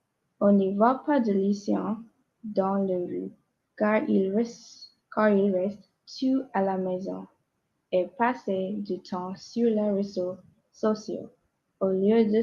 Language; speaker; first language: French; non-native, learner; English